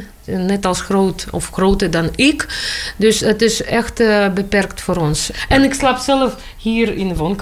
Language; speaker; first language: Dutch; non-native, learner; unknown